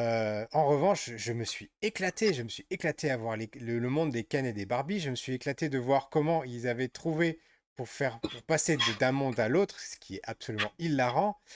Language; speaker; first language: French; native; French